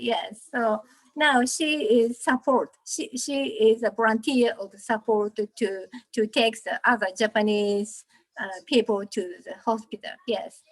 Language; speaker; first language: English; non-native, learner; Japanese